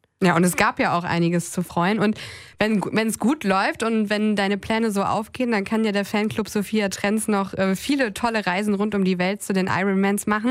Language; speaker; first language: German; native; German